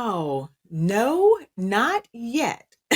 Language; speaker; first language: English; native; English